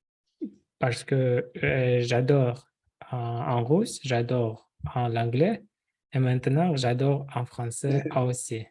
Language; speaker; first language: French; non-native, learner; Russian